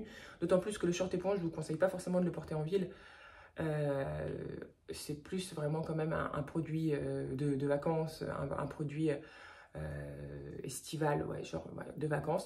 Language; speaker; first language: French; native; French